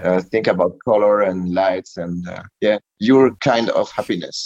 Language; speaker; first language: English; non-native, learner; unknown